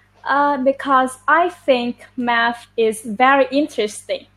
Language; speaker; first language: English; non-native, learner; Vietnamese